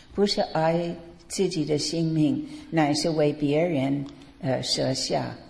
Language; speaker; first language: Chinese; native; Chinese